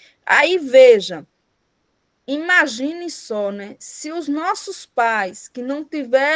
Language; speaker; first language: Portuguese; native; Portuguese